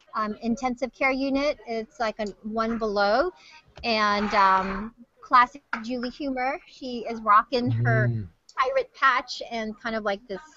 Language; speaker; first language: English; native; English